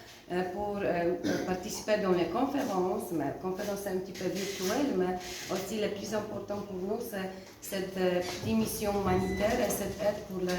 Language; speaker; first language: French; non-native, fluent; Polish